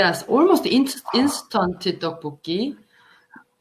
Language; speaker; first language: English; non-native, learner; Korean